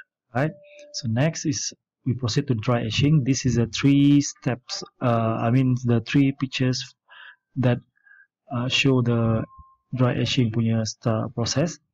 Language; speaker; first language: English; non-native, local second language; Malay